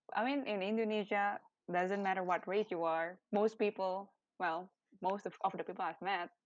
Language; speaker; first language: English; non-native, fluent; Indonesian